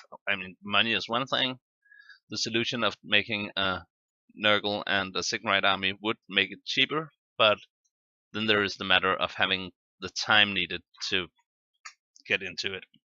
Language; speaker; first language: English; non-native, fluent; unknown